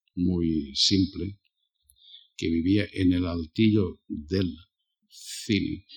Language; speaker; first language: Spanish; native; Spanish